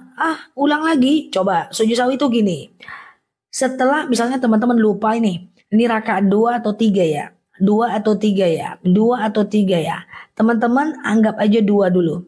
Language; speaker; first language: Indonesian; non-native, local second language; Minangkabau